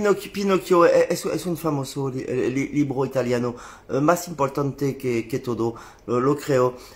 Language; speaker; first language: Spanish; non-native, learner; French